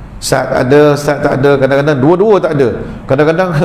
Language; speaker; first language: Malay; early bilingual, heritage; Malay